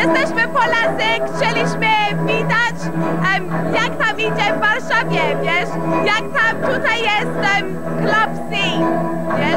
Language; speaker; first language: Polish; early bilingual, heritage; Polish